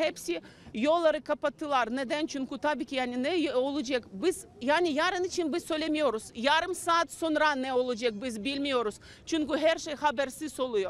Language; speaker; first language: Turkish; non-native, learner; Ukrainian